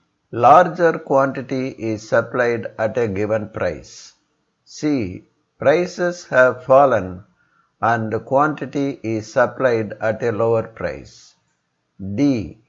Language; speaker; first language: English; non-native, local second language; Tamil